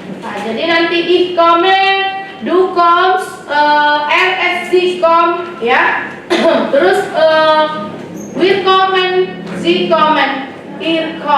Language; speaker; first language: German; non-native, learner; Indonesian